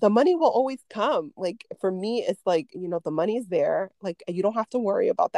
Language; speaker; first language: English; early bilingual, other home language; Spanish